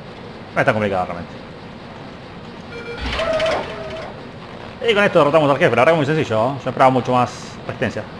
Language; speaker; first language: Spanish; native; Spanish